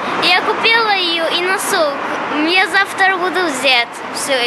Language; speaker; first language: Russian; early bilingual, heritage; Arabic